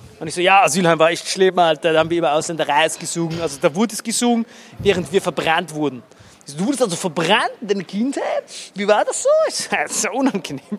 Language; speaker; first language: German; early bilingual, other home language; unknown